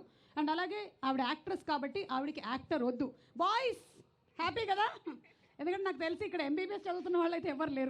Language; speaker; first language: Telugu; native; Telugu